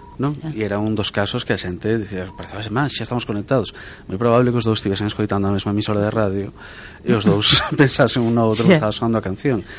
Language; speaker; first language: Galician; native; Galician